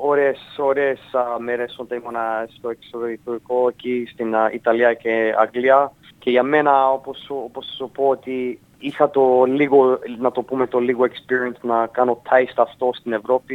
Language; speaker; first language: Greek; early bilingual, heritage; Greek